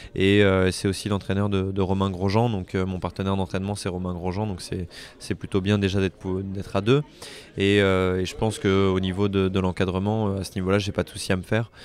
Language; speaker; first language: French; native; French